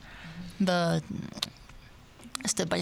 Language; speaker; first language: English; non-native, learner; Spanish